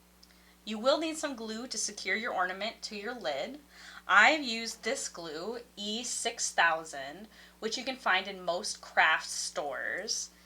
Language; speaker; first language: English; native; English